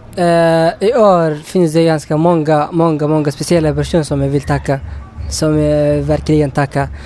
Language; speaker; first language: Swedish; non-native, learner; Tigrinya